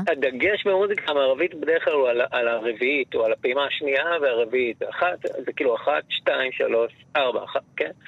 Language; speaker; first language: Hebrew; native; Hebrew